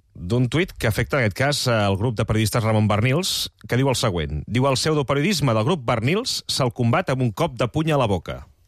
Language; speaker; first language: Catalan; native; Catalan